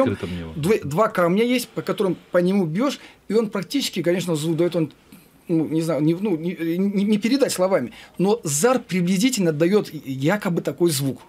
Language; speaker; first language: Russian; non-native, fluent; Azerbaijani